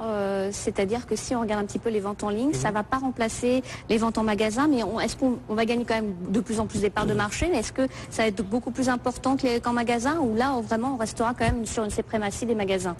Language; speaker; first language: French; native; French